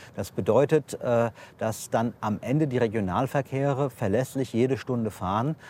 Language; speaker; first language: German; native; German